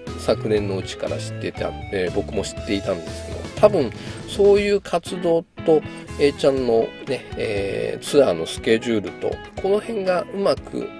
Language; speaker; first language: Japanese; native; Japanese